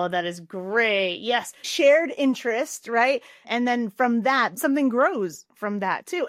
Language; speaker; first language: English; native; English